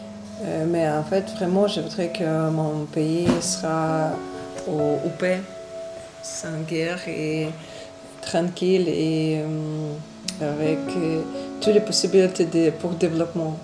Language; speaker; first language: French; non-native, learner; Ukrainian